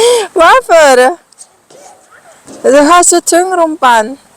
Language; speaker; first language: Swedish; non-native, learner; Filipino